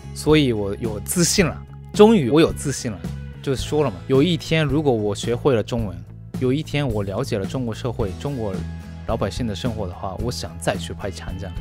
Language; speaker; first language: Chinese; non-native, fluent; Japanese